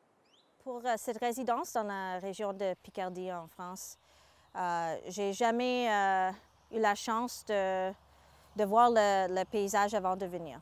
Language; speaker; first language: French; non-native, fluent; English